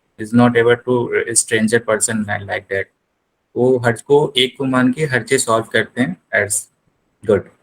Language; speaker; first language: Hindi; native; Hindi